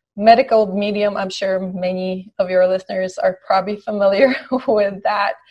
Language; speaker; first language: English; early bilingual, other home language; Polish